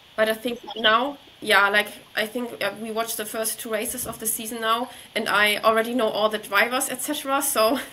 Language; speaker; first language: English; non-native, fluent; German